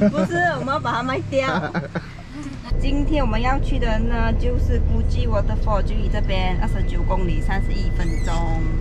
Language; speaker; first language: Chinese; native; Chinese